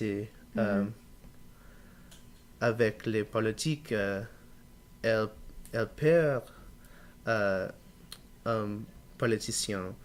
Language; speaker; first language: French; non-native, learner; English